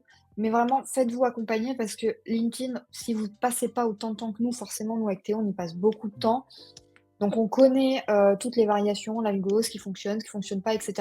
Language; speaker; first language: French; native; French